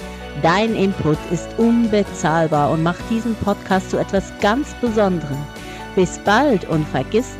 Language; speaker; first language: German; native; German